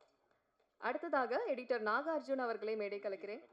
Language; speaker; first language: Tamil; native; Tamil